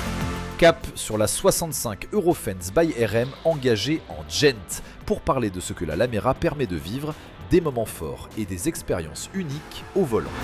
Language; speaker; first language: French; native; French